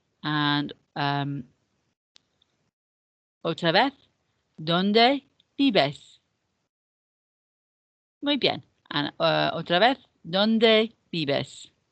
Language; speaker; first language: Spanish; non-native, fluent; English